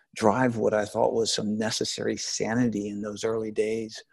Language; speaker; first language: English; native; English